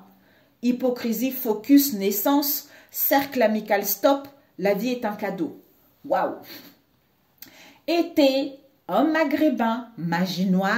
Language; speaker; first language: French; native; French